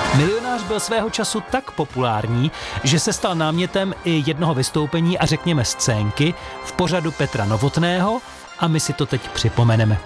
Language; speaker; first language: Czech; native; Czech